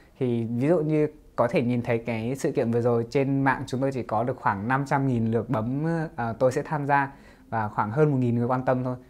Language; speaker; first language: Vietnamese; non-native, local second language; Hmong